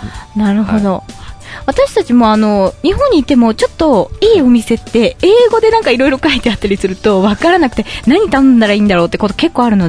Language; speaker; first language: Japanese; native; Japanese